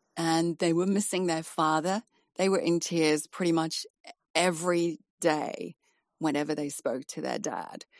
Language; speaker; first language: English; native; English